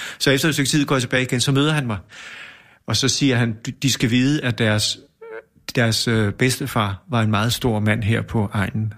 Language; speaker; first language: Danish; native; Danish